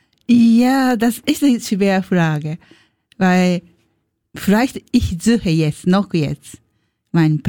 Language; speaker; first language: German; non-native, learner; Japanese